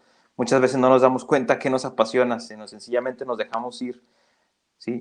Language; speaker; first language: Spanish; native; Spanish